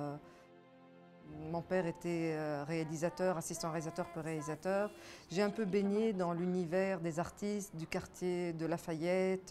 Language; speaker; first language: French; non-native, local second language; Arabic